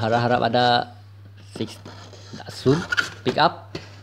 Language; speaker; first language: English; non-native, local second language; Malay